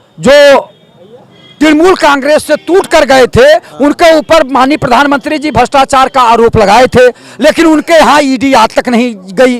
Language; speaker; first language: Hindi; native; Hindi